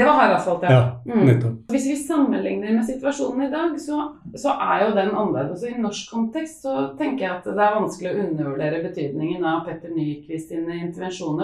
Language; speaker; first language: Norwegian; native; Norwegian